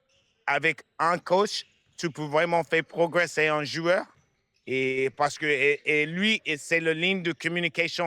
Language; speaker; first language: French; non-native, fluent; English